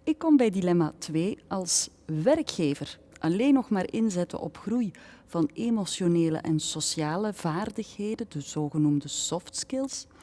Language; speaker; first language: Dutch; native; Dutch